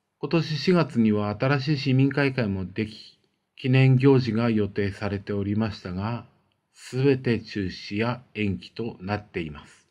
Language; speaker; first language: Japanese; native; Japanese